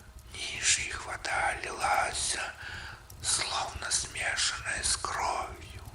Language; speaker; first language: Russian; native; Russian